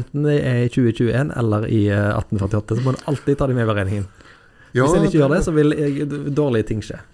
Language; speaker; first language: Norwegian; native; Norwegian